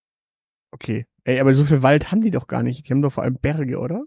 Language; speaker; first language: German; native; German